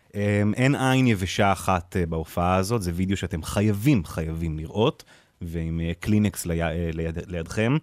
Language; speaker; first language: Hebrew; native; Hebrew